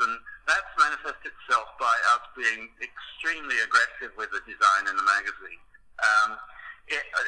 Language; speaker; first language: English; native; English